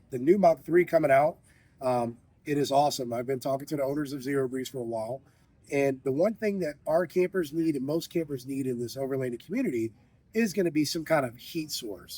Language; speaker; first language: English; native; English